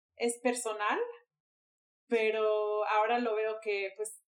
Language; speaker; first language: Spanish; early bilingual, heritage; Spanish